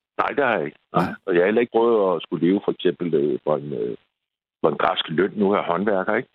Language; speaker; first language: Danish; native; Danish